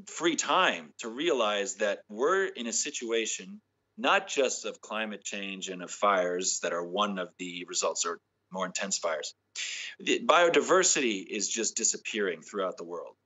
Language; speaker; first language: English; native; English